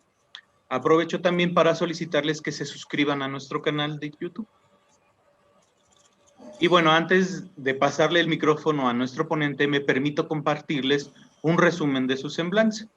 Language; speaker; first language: Spanish; native; Spanish